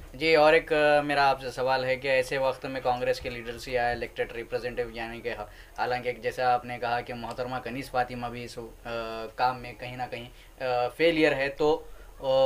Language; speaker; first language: Urdu; native; Urdu